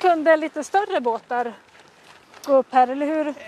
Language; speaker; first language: Swedish; native; Swedish